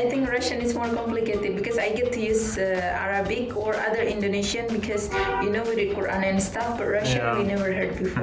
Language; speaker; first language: English; non-native, learner; Indonesian